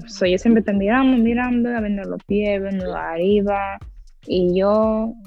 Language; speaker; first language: Spanish; early bilingual, heritage; English